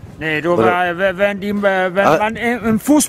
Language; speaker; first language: German; non-native, learner; Danish